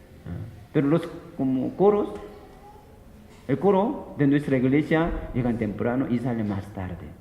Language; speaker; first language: Spanish; non-native, fluent; Korean